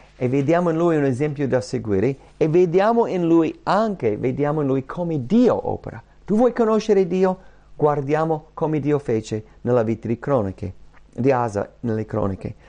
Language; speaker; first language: Italian; non-native, fluent; English